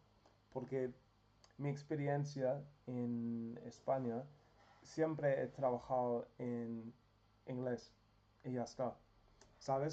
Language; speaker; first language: Spanish; non-native, learner; English